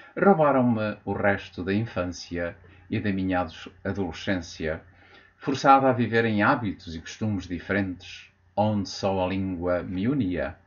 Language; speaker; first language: Portuguese; native; Portuguese